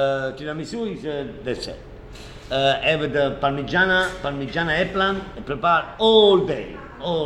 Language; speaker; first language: English; non-native, learner; Italian